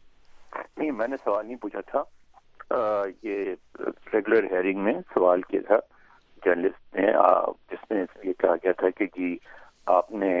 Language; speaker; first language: Urdu; native; Urdu